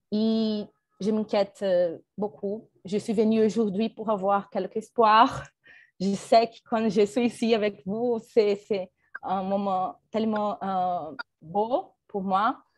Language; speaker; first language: French; non-native, fluent; Portuguese